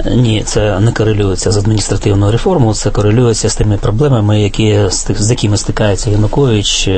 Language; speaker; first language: Ukrainian; native; Ukrainian